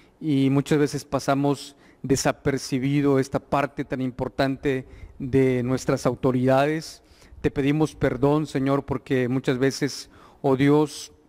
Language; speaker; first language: Spanish; native; Spanish